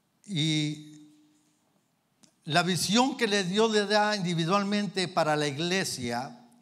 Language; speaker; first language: Spanish; early bilingual, heritage; Spanish